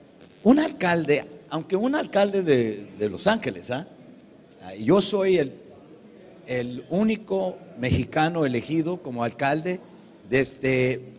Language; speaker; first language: Spanish; early bilingual, heritage; English